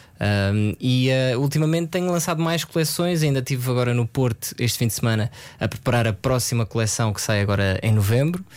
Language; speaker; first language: Portuguese; early bilingual, other home language; French